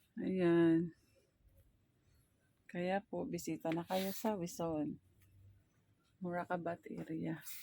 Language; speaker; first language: Filipino; native; Filipino